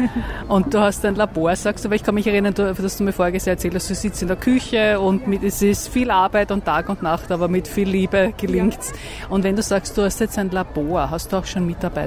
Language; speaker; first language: German; native; German